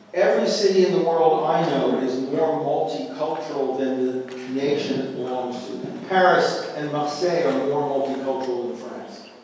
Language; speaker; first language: English; native; English